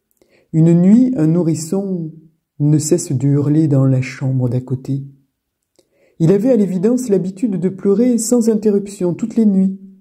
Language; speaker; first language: French; native; French